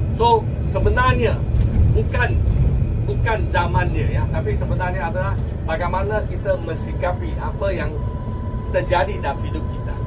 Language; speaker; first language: Malay; non-native, local second language; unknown